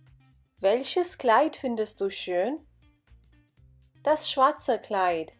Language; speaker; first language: German; non-native, fluent; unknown